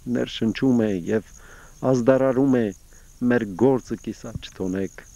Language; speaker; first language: Armenian; early bilingual, heritage; Armenian